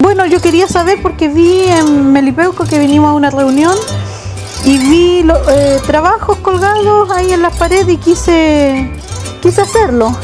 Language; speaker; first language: Spanish; native; Spanish